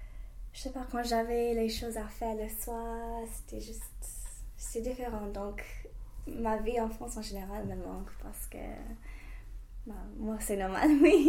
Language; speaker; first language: French; non-native, fluent; English